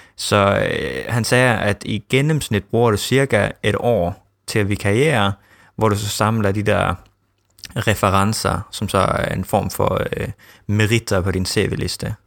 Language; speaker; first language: Danish; early bilingual, heritage; Danish